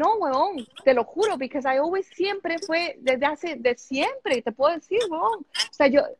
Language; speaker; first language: Spanish; native; Spanish